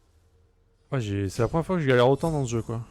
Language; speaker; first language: French; native; French